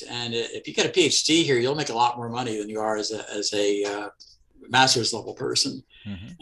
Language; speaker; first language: English; native; English